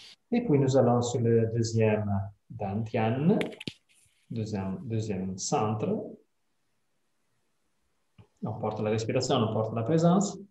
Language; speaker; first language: French; non-native, fluent; Italian